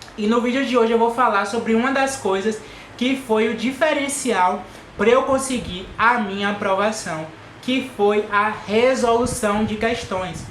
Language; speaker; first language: Portuguese; native; Portuguese